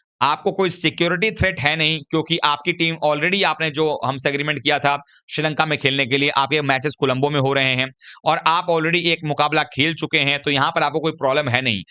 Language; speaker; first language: Hindi; native; Hindi